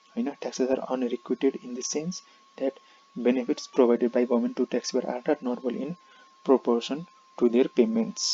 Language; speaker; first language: English; non-native, local second language; Nepali